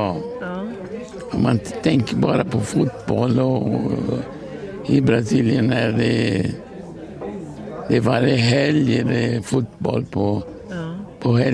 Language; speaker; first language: Swedish; early bilingual, other home language; Portuguese